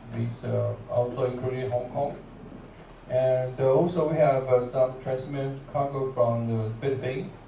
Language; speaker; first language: English; non-native, learner; Chinese